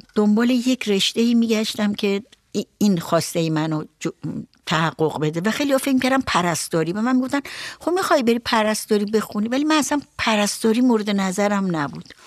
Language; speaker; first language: Persian; native; Persian